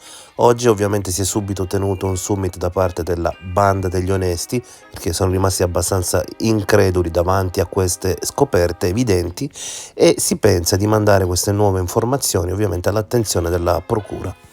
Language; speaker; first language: Italian; native; Italian